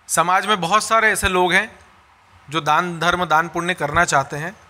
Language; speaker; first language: Hindi; native; Hindi